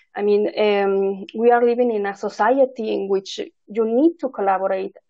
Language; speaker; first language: English; non-native, fluent; Spanish